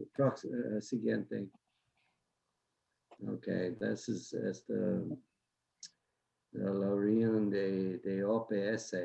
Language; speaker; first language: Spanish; non-native, learner; English